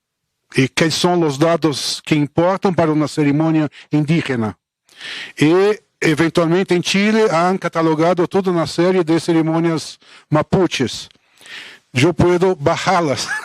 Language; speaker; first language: Spanish; non-native, fluent; Portuguese